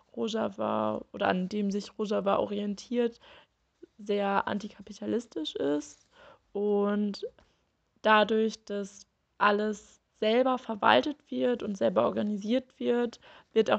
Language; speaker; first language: German; native; German